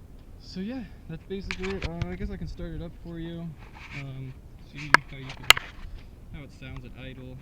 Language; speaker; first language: English; native; English